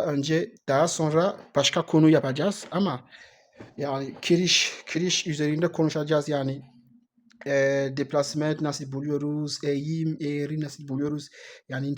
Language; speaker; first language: Turkish; non-native, learner; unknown